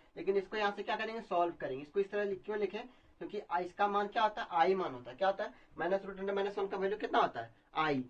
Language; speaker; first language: Hindi; native; Hindi